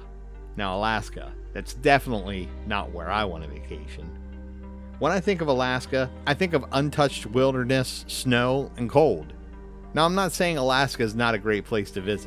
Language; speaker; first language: English; native; English